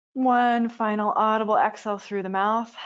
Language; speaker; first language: English; native; English